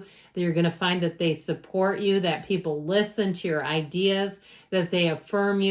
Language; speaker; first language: English; native; English